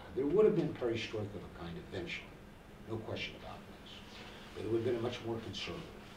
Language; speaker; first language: English; native; English